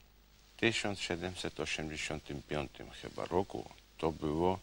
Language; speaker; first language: Polish; non-native, fluent; Georgian